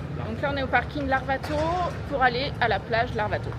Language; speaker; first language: French; native; French